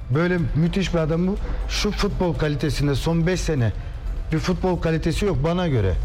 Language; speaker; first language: Turkish; native; Turkish